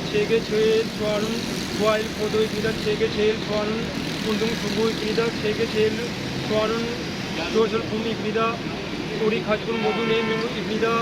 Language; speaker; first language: Korean; non-native, learner; Urdu